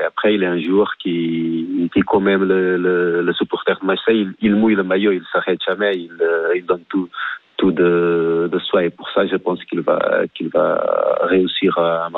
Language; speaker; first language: French; non-native, fluent; Portuguese